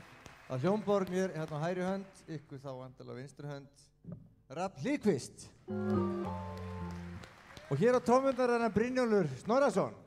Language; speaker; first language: Icelandic; native; Icelandic